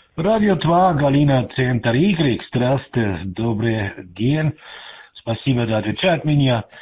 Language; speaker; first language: Russian; non-native, learner; German